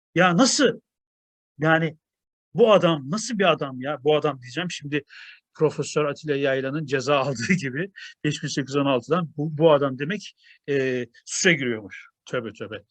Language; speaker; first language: Turkish; native; Turkish